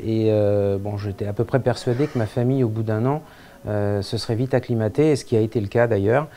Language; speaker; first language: French; native; French